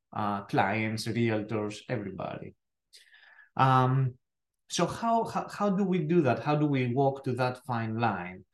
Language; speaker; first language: English; non-native, fluent; Greek